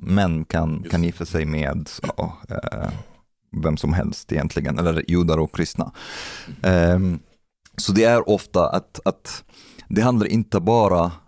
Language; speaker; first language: Swedish; non-native, fluent; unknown